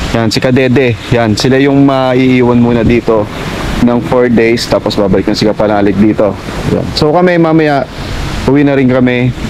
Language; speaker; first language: Filipino; native; Filipino